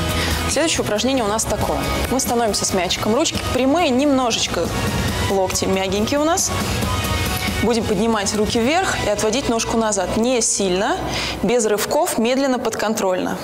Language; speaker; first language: Russian; native; Russian